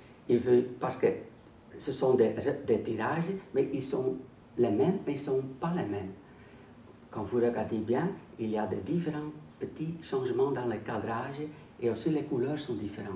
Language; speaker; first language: French; non-native, local second language; Dutch